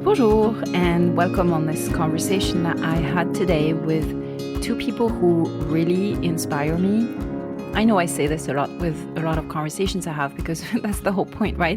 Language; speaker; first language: English; non-native, fluent; French